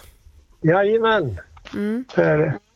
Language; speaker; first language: Swedish; native; Swedish